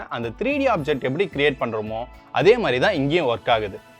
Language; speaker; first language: Tamil; native; Tamil